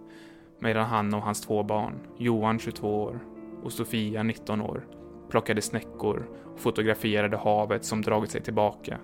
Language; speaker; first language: Swedish; native; Swedish